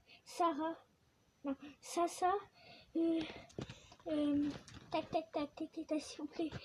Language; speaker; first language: French; native; French